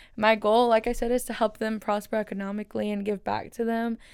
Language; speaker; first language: English; early bilingual, other home language; Spanish